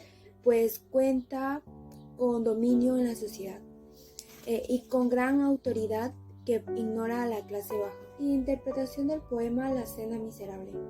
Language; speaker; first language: Spanish; native; Spanish